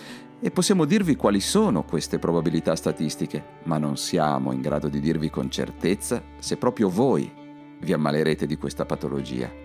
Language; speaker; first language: Italian; native; Italian